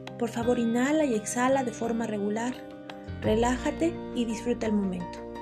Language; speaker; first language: Spanish; native; Spanish